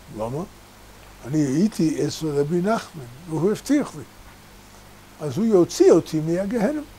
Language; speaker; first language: Hebrew; non-native, fluent; English